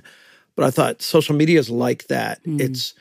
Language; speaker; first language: English; native; English